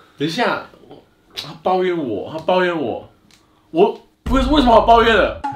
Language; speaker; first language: Chinese; native; Chinese